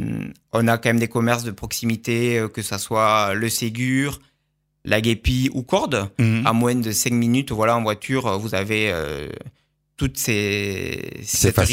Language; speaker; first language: French; native; French